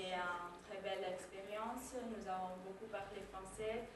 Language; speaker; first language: French; non-native, learner; Italian